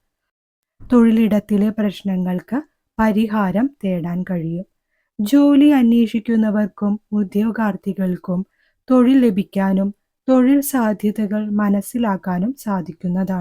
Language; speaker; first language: Malayalam; native; Malayalam